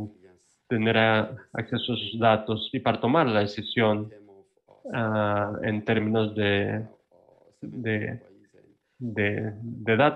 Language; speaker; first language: Spanish; non-native, fluent; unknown